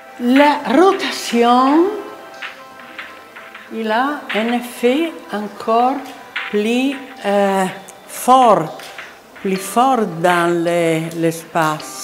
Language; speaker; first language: French; non-native, learner; Italian